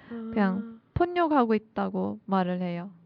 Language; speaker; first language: Korean; non-native, learner; Turkish